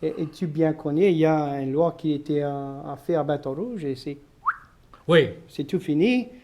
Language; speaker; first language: French; non-native, local second language; English